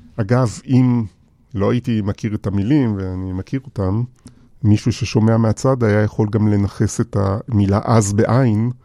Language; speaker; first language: Hebrew; native; Hebrew